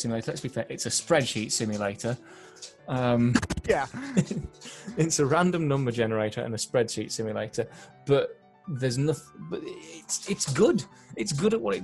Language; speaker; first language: English; native; English